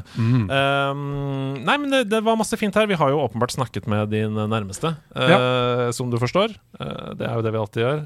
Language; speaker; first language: Norwegian; native; Norwegian